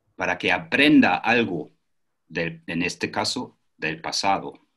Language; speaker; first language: Spanish; non-native, fluent; German